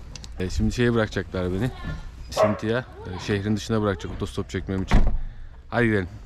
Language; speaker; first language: Turkish; native; Turkish